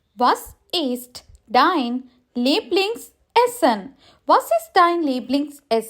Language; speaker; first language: German; non-native, learner; Sinhala